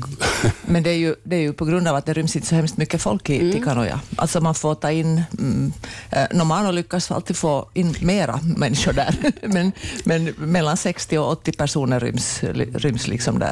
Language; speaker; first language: Swedish; native; Swedish